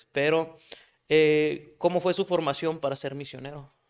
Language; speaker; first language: Spanish; native; Spanish